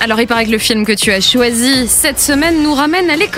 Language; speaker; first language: French; native; French